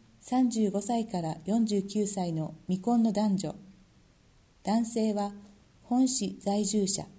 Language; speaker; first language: Japanese; native; Japanese